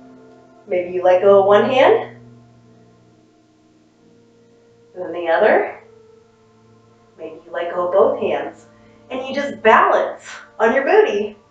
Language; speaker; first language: English; native; English